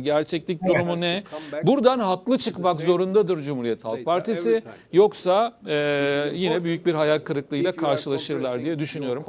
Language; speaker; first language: Turkish; native; Turkish